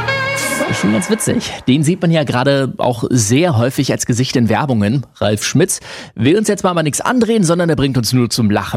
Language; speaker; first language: German; native; German